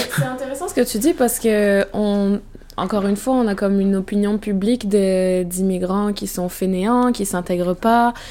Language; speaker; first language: French; native; French